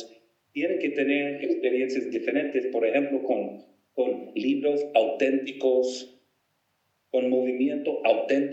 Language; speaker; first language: Spanish; non-native, fluent; English